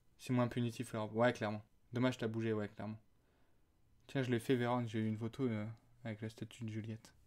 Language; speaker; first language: French; native; French